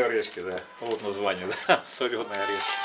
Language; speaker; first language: Russian; non-native, local second language; Yakut